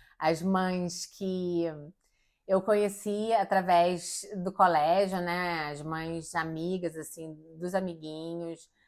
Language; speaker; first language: Portuguese; native; Portuguese